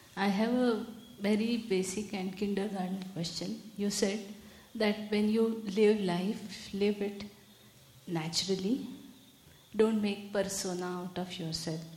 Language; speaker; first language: English; non-native, local second language; Marathi